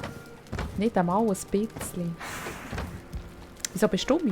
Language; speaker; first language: German; native; German